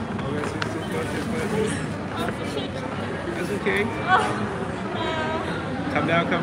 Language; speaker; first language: English; non-native, learner; Thai